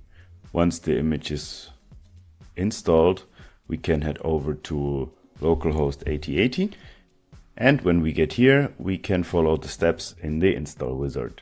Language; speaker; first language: English; non-native, fluent; German